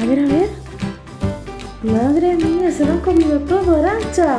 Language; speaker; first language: Spanish; native; Spanish